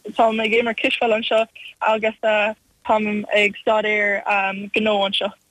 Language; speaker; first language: Irish; non-native, local second language; English